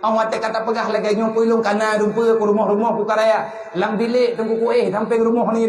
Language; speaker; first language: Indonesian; non-native, local second language; Achinese